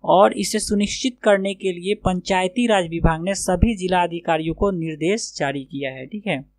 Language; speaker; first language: Hindi; native; Hindi